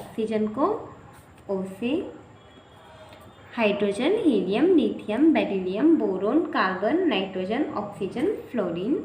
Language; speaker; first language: Hindi; native; Hindi